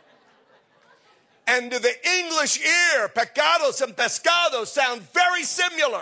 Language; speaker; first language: English; native; English